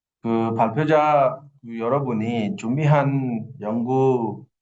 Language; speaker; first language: Korean; non-native, fluent; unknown